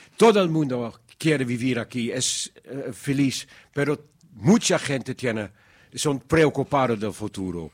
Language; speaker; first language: Spanish; non-native, learner; Dutch